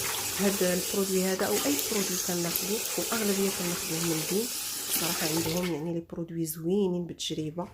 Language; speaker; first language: Arabic; native; Arabic